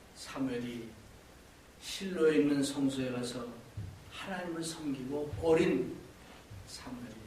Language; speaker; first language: Korean; native; Korean